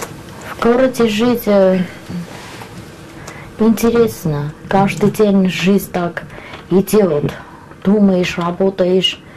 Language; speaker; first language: Russian; non-native, local second language; Armenian